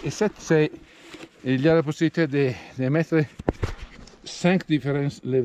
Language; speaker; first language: French; non-native, learner; Italian